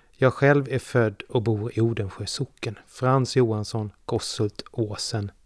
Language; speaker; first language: Swedish; native; Swedish